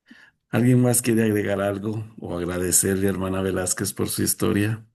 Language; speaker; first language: Spanish; native; Spanish